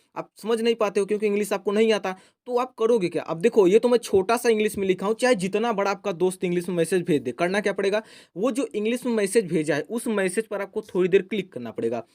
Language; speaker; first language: Hindi; native; Hindi